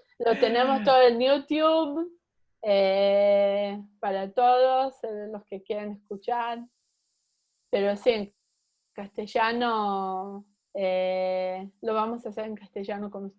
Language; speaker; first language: Spanish; early bilingual, heritage; Spanish